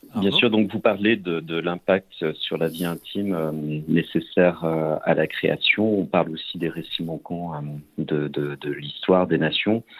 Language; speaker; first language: French; native; French